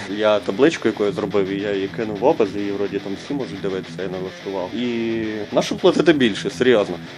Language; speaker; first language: Ukrainian; non-native, local second language; Russian